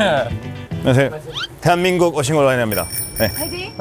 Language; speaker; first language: Korean; non-native, learner; Spanish